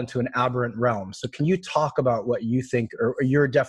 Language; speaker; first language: English; native; English